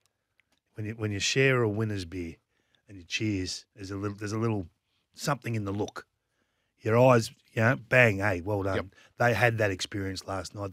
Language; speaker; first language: English; native; English